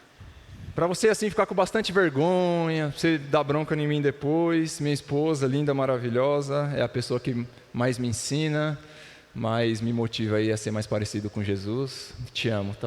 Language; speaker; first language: Portuguese; native; Portuguese